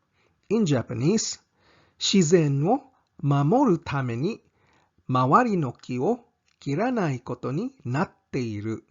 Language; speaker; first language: Japanese; non-native, fluent; English